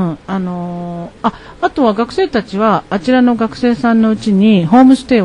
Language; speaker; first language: Japanese; native; Japanese